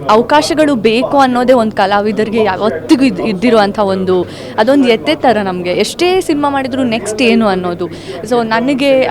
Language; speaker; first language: Kannada; non-native, local second language; Tulu